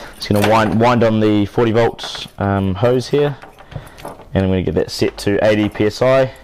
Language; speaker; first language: English; native; English